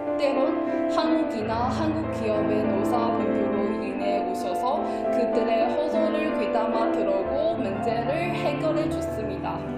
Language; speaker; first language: Korean; non-native, fluent; Chinese